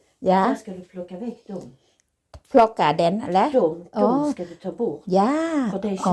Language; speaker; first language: Swedish; non-native, learner; Thai